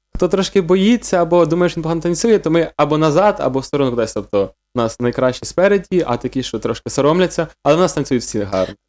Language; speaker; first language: Ukrainian; native; Ukrainian